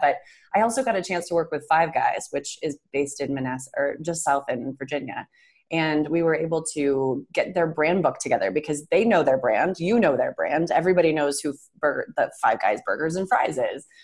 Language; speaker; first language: English; native; English